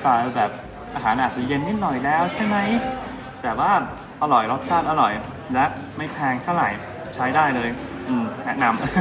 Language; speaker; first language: Thai; early bilingual, heritage; Thai